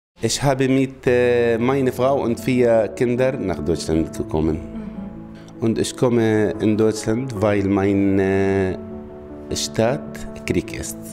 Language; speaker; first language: German; non-native, learner; Arabic